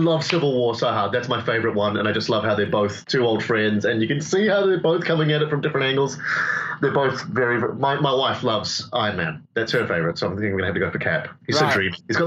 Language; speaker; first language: English; native; English